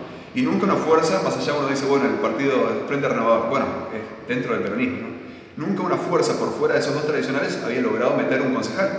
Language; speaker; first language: Spanish; native; Spanish